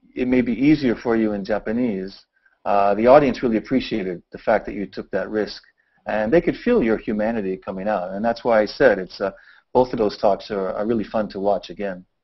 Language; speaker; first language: English; native; English